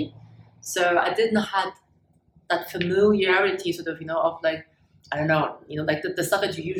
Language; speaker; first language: English; non-native, fluent; German